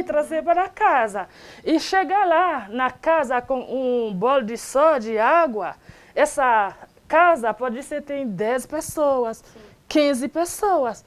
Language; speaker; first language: Portuguese; non-native, learner; Haitian Creole